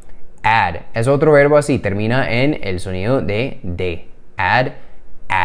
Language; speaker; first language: Spanish; non-native, fluent; English